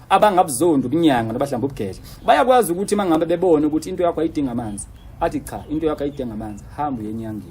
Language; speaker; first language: Zulu; native; Zulu